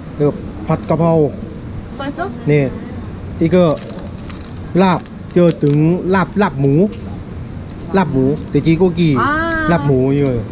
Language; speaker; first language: Korean; non-native, learner; Thai